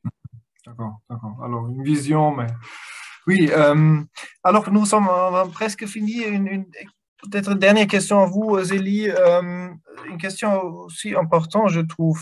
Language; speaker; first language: French; non-native, fluent; German